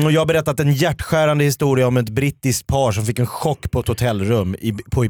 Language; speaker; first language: Swedish; native; Swedish